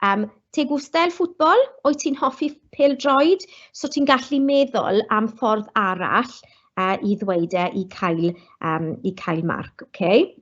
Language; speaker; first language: Welsh; non-native, local second language; English